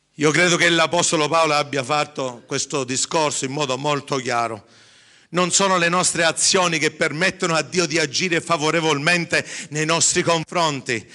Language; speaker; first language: Italian; early bilingual, heritage; English